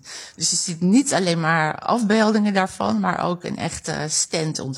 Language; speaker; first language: Dutch; native; Dutch